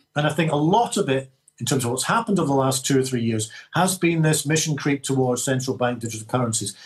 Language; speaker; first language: English; native; English